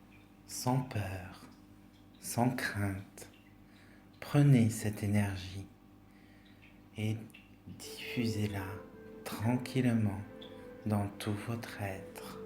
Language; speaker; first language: French; native; French